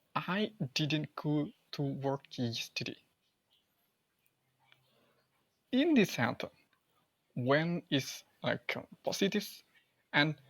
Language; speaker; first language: English; non-native, learner; Indonesian